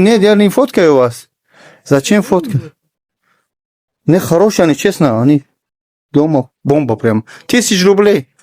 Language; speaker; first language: Russian; non-native, learner; Tajik